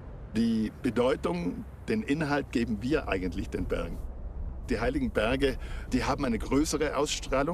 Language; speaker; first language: German; native; German